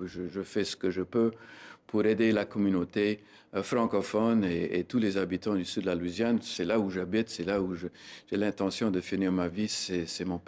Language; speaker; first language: French; native; French